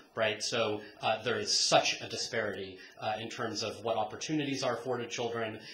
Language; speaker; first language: English; native; English